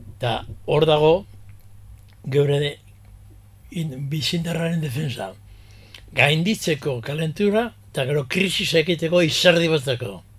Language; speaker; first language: Basque; early bilingual, heritage; Basque